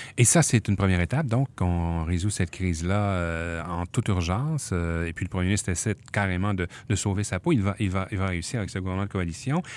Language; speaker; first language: French; native; French